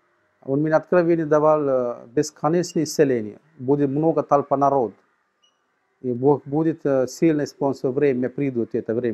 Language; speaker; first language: Russian; non-native, learner; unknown